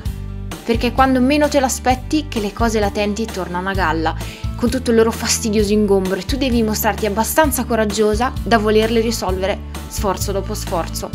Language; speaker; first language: Italian; native; Italian